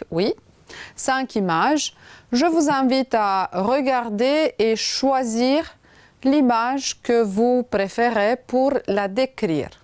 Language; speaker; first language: French; non-native, fluent; Romanian